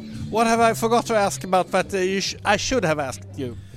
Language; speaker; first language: English; non-native, fluent; Swedish